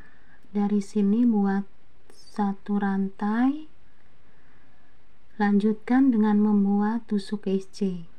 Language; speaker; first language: Indonesian; native; Indonesian